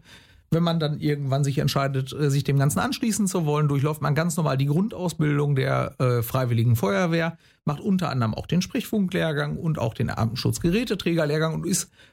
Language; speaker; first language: German; native; German